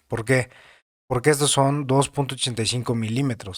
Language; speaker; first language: Spanish; native; Spanish